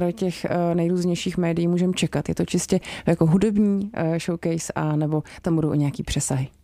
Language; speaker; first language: Czech; native; Czech